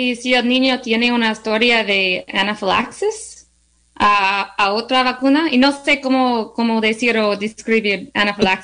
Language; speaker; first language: Spanish; non-native, learner; English